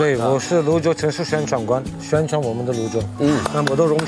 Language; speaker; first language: Chinese; non-native, fluent; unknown